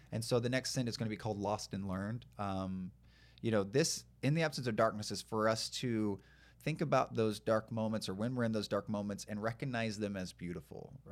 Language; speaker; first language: English; native; English